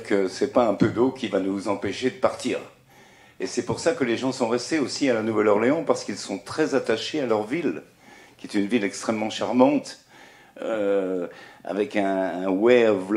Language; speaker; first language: French; native; French